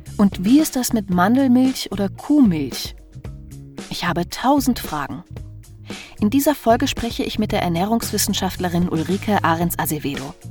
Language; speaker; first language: German; native; German